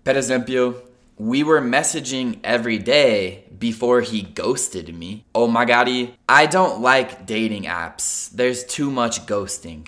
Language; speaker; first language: English; native; English